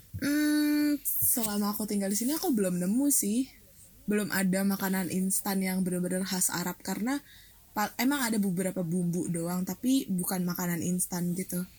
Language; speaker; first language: Indonesian; native; Indonesian